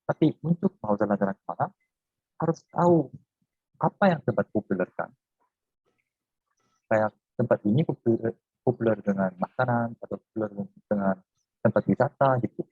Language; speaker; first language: Indonesian; non-native, fluent; Korean